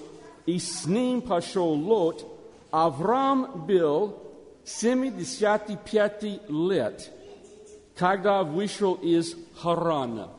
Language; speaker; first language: Russian; non-native, learner; English